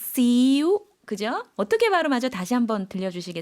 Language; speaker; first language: Korean; native; Korean